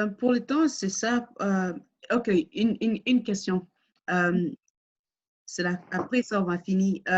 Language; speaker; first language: French; non-native, learner; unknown